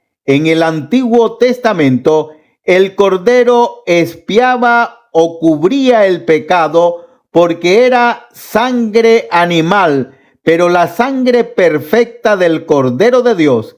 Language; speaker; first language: Spanish; native; Spanish